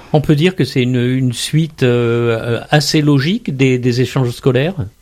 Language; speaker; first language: French; native; French